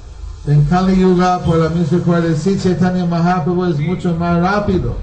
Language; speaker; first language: Spanish; non-native, learner; Bangla